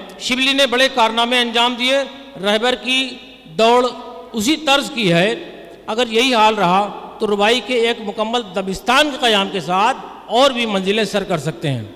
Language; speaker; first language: Urdu; native; Urdu